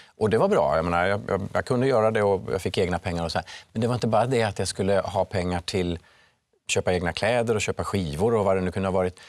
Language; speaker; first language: Swedish; early bilingual, other home language; Finnish